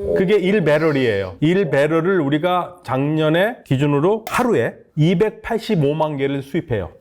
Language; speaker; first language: Korean; native; Korean